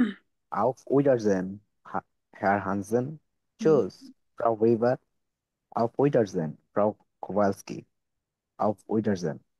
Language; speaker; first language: German; non-native, learner; Bangla